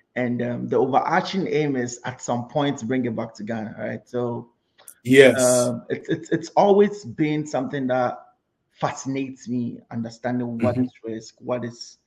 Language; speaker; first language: English; non-native, local second language; Akan